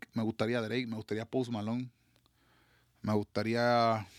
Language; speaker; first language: Spanish; native; Spanish